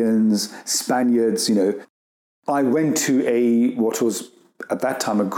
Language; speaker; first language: English; early bilingual, other home language; Gujarati